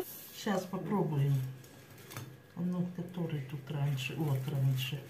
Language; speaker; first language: Russian; native; Russian